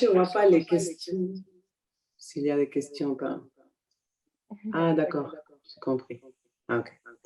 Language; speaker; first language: French; non-native, fluent; Spanish